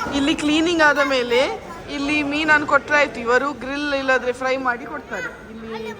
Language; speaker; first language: Kannada; native; Kannada